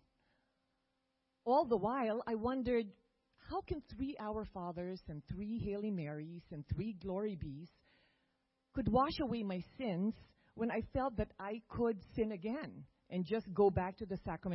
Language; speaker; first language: English; non-native, local second language; Filipino